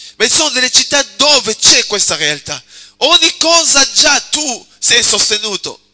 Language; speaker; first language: Italian; non-native, fluent; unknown